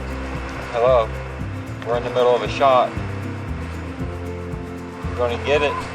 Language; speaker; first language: English; native; English